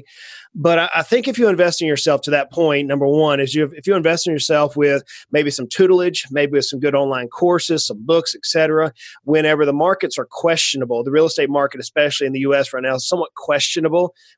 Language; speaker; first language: English; native; English